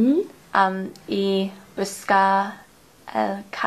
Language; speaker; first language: Spanish; non-native, learner; English